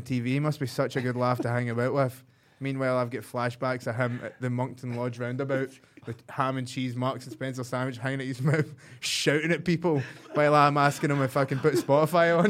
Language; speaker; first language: English; native; English